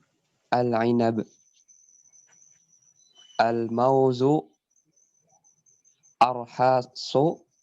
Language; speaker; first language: Arabic; non-native, learner; Indonesian